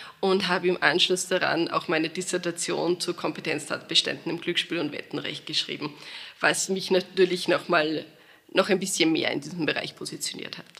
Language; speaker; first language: German; native; German